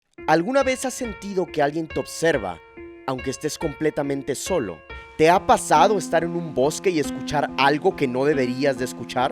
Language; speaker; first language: Spanish; native; Spanish